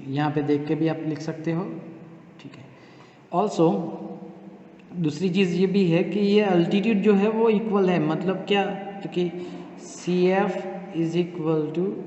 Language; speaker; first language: Hindi; native; Hindi